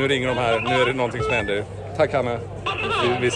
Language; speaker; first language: Swedish; native; Swedish